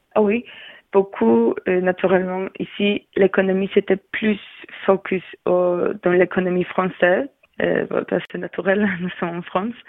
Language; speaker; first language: French; non-native, learner; Polish